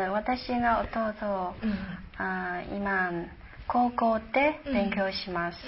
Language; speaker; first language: Japanese; non-native, learner; Chinese